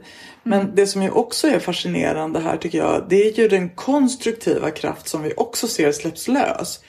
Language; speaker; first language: Swedish; native; Swedish